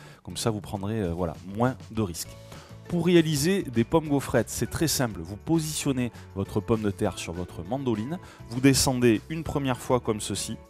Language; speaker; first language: French; native; French